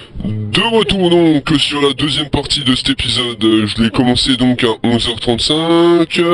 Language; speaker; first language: French; native; French